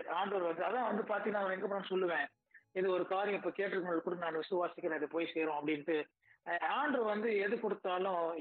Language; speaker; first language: Tamil; native; Tamil